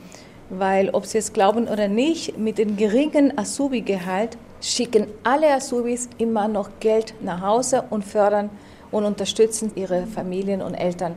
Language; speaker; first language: German; non-native, fluent; Spanish